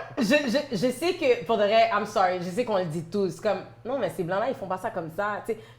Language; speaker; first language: French; native; French